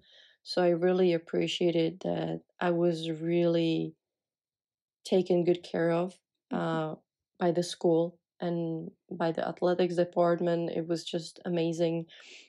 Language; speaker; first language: English; non-native, fluent; Czech